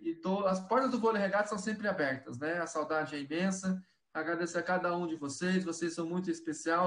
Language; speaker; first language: Portuguese; native; Portuguese